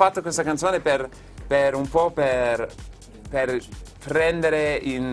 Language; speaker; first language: Italian; non-native, fluent; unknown